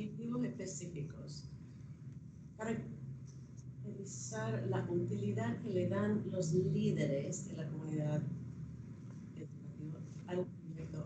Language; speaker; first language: Spanish; non-native, fluent; English